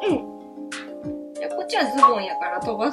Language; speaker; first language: Japanese; native; Japanese